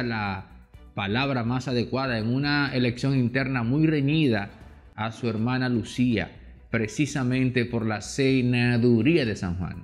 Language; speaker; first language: Spanish; native; Spanish